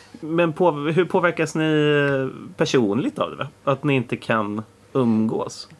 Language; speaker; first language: Swedish; native; Swedish